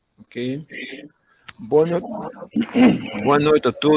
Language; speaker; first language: Portuguese; non-native, fluent; French